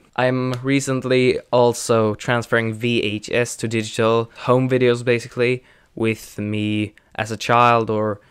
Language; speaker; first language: English; non-native, fluent; Swedish